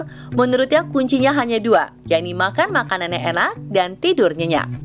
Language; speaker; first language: Indonesian; native; Indonesian